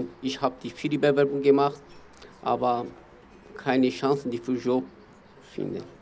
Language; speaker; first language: German; non-native, learner; Kurdish